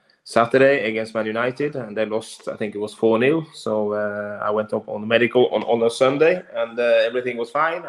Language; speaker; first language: English; non-native, fluent; Norwegian